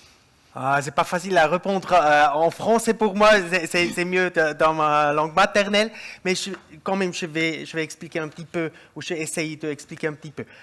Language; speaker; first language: French; non-native, local second language; German